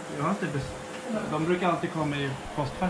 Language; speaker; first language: Swedish; native; Swedish